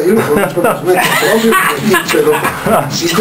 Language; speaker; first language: Italian; native; Italian